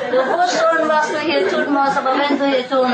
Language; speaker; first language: German; non-native, fluent; Vietnamese